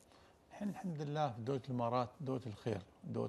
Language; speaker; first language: Arabic; native; Arabic